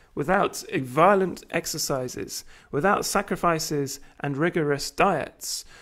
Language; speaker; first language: English; native; English